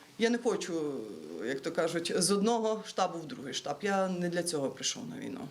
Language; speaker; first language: Ukrainian; native; Ukrainian